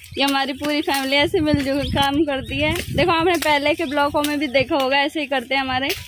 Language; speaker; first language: Hindi; native; Hindi